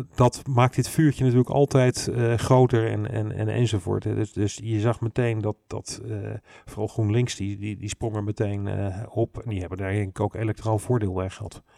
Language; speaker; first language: Dutch; native; Dutch